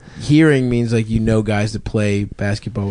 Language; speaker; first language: English; native; English